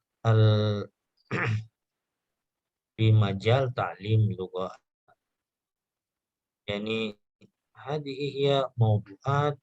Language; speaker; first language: Arabic; non-native, fluent; Indonesian